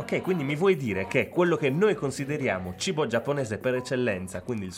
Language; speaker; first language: Italian; native; Italian